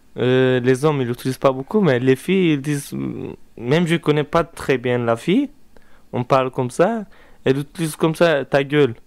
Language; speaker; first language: French; non-native, learner; Turkish